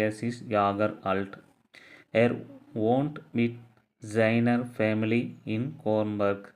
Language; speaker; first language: German; non-native, learner; Tamil